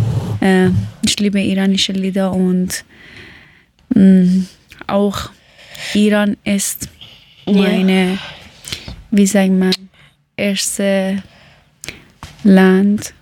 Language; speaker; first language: German; early bilingual, other home language; Persian